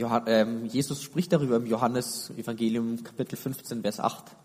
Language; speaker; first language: German; native; German